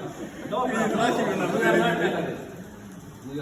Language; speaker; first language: English; non-native, learner; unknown